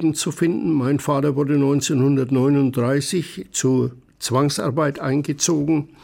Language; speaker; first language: German; native; German